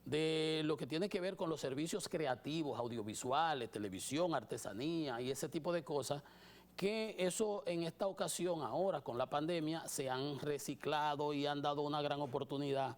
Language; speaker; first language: Spanish; native; Spanish